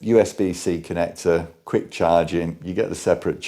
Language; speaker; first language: English; native; English